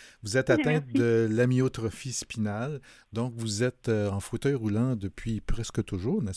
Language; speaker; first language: French; native; French